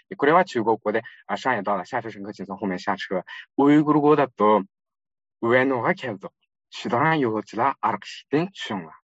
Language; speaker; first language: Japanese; non-native, fluent; Uyghur